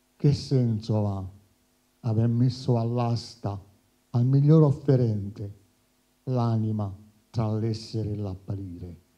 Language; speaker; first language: Italian; native; Italian